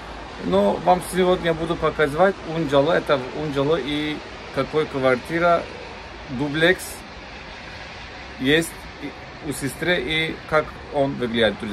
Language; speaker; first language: Russian; non-native, learner; Turkish